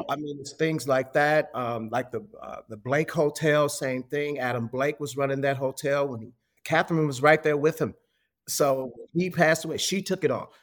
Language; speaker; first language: English; native; English